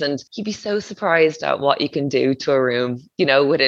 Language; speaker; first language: English; native; English